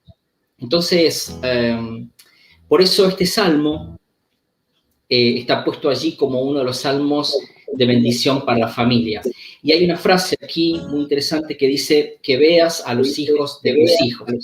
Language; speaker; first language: Spanish; native; Spanish